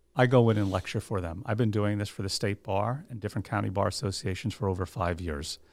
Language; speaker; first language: English; native; English